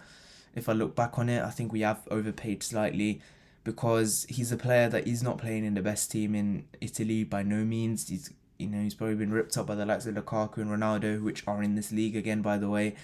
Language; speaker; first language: English; native; English